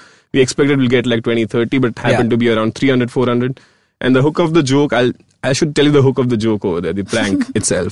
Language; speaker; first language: English; non-native, local second language; Gujarati